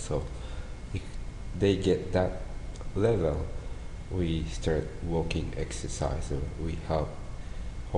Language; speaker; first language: English; non-native, fluent; Japanese